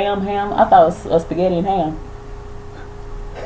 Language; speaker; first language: English; native; English